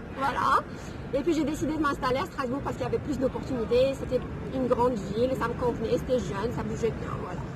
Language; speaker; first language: French; non-native, local second language; Arabic